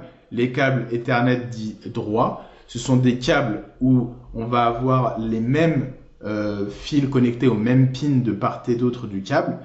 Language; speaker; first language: French; native; French